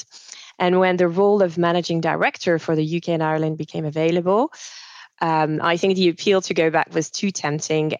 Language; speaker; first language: English; non-native, fluent; French